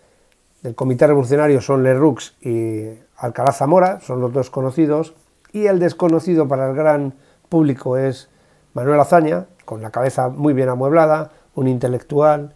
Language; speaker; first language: Spanish; native; Spanish